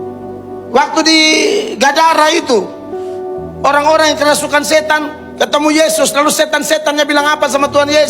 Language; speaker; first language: Indonesian; native; Indonesian